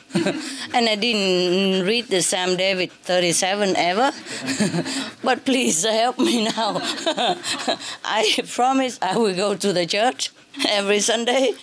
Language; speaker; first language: English; non-native, fluent; Vietnamese